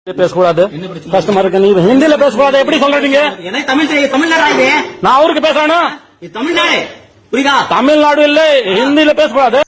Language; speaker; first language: Tamil; non-native, learner; Hindi